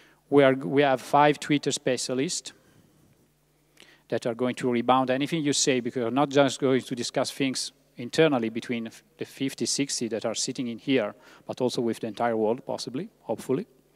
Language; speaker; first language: English; non-native, fluent; Italian